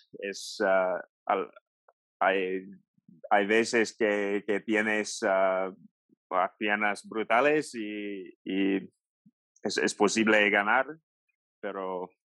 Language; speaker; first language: Spanish; non-native, learner; English